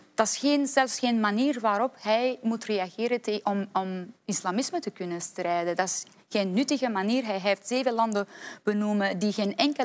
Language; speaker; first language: Dutch; non-native, fluent; Persian